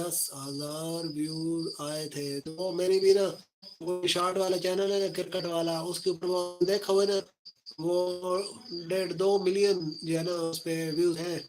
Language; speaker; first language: Hindi; non-native, local second language; Punjabi